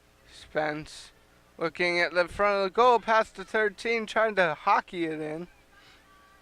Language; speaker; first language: English; native; English